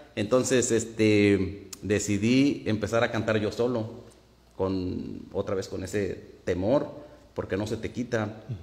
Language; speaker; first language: Spanish; native; Spanish